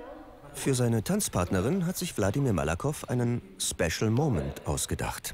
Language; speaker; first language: German; native; German